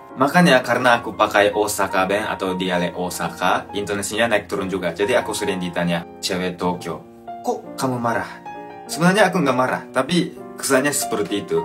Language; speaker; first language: Indonesian; non-native, fluent; Japanese